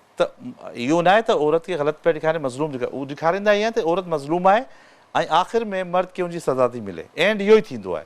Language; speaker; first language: Sindhi; native; Sindhi